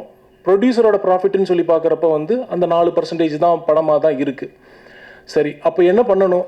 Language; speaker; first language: Tamil; native; Tamil